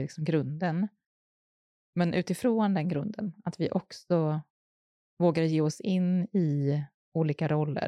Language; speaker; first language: Swedish; native; Swedish